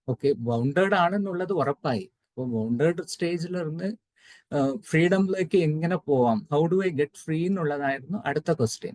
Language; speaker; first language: Malayalam; non-native, local second language; Tamil